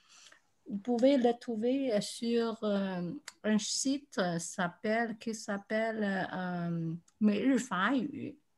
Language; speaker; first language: French; non-native, learner; Chinese